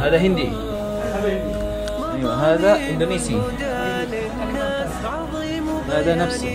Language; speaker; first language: Arabic; non-native, learner; Filipino